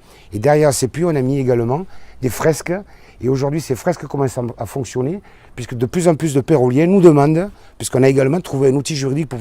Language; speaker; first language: French; native; French